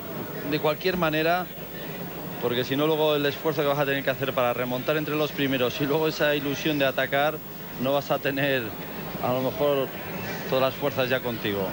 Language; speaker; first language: Spanish; native; Spanish